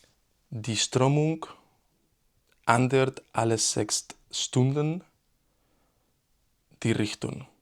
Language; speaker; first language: German; non-native, learner; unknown